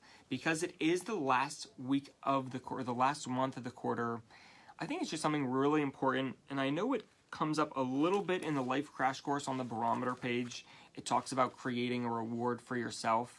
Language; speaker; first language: English; native; English